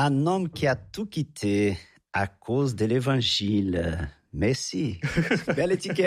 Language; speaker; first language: French; non-native, fluent; Portuguese